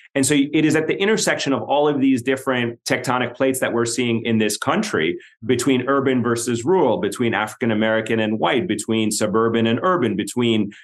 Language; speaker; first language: English; non-native, fluent; Arabic